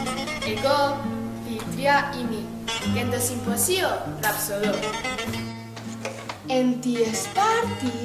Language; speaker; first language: Greek; non-native, learner; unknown